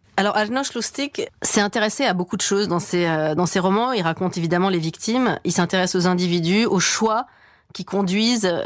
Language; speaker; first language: French; native; French